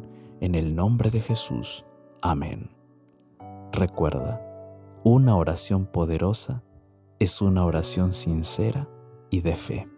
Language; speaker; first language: Spanish; native; Spanish